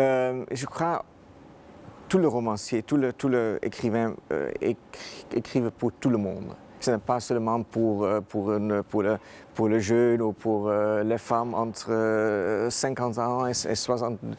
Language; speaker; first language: French; non-native, fluent; Dutch